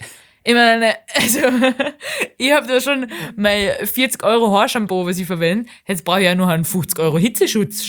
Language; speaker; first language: German; native; German